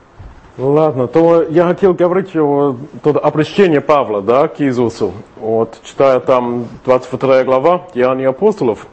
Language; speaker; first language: Russian; non-native, fluent; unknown